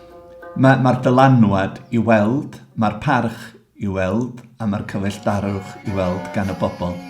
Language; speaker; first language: Welsh; native; Welsh